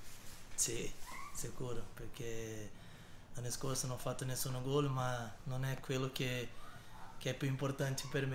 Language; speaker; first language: Italian; non-native, learner; Portuguese